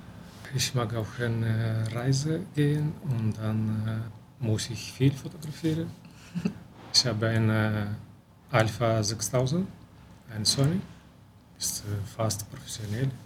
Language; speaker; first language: German; non-native, local second language; Romanian